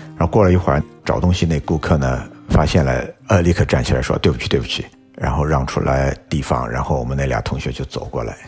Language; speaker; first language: Chinese; native; Chinese